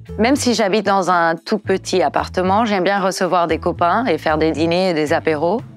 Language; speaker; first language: French; non-native, fluent; Portuguese